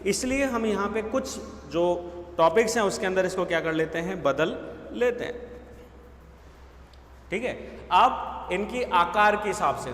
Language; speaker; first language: Hindi; native; Hindi